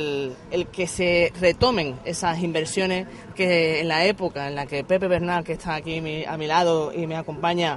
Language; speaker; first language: Spanish; native; Spanish